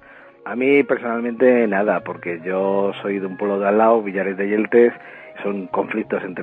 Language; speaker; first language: Spanish; native; Spanish